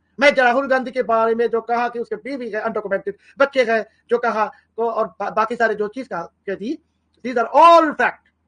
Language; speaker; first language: Hindi; non-native, fluent; Bangla